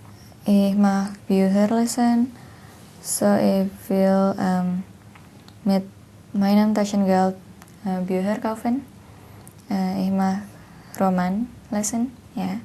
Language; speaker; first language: German; non-native, learner; Indonesian